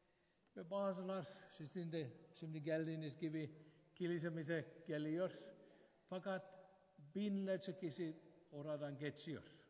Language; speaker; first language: Turkish; non-native, fluent; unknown